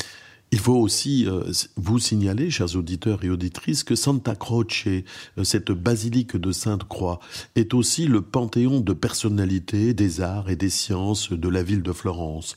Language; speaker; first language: French; native; French